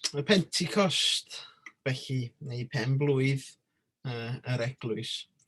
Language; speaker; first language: Welsh; native; Welsh